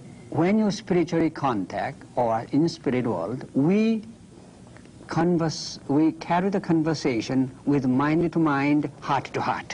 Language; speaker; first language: English; non-native, fluent; Korean